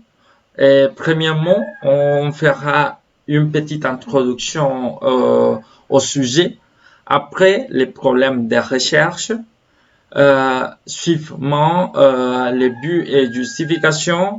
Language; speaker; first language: French; non-native, fluent; Spanish